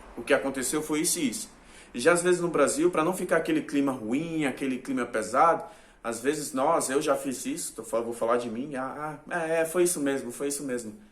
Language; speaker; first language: Portuguese; native; Portuguese